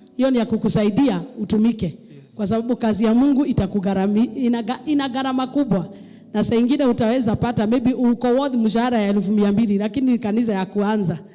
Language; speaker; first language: Swahili; non-native, local second language; Kikuyu